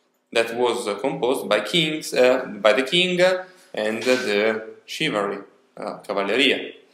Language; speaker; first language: English; non-native, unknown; Italian